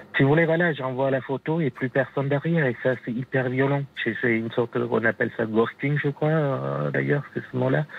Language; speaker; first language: French; non-native, fluent; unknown